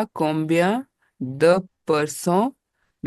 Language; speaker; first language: French; non-native, learner; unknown